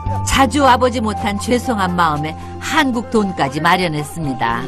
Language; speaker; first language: Korean; native; Korean